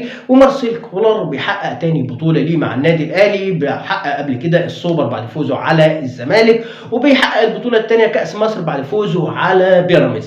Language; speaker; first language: Arabic; native; Arabic